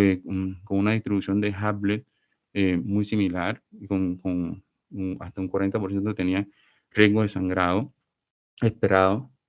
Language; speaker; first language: Spanish; native; Spanish